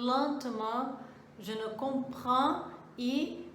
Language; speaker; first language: French; non-native, fluent; Portuguese